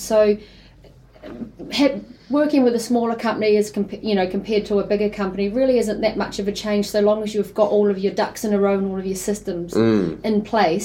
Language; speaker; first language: English; native; English